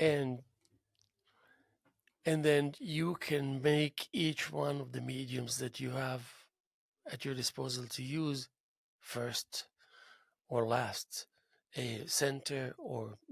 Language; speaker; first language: English; non-native, fluent; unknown